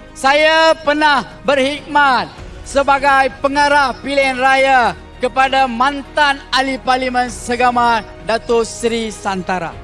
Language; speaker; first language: Malay; non-native, local second language; Tamil